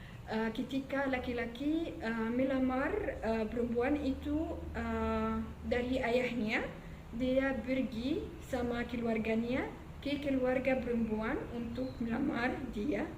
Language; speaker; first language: Indonesian; non-native, fluent; Arabic